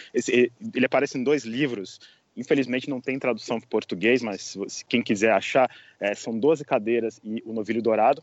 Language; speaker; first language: Portuguese; native; Portuguese